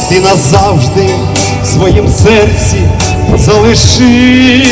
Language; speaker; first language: Ukrainian; native; Ukrainian